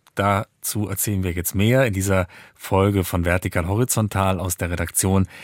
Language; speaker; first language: German; native; German